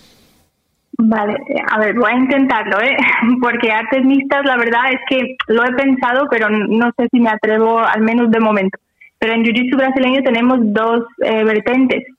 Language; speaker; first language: Spanish; non-native, fluent; Portuguese